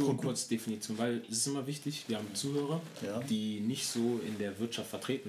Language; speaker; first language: German; native; German